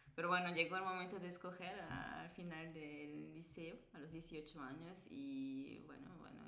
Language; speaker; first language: Spanish; early bilingual, other home language; Italian